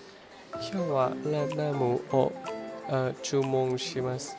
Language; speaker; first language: Japanese; non-native, learner; Thai